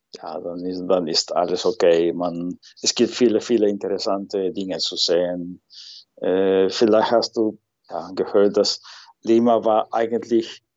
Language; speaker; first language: German; non-native, learner; Spanish